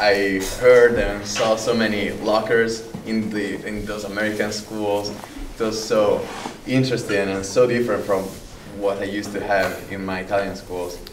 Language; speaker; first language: English; non-native, fluent; Italian